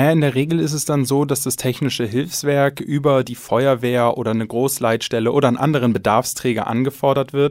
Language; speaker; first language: German; native; German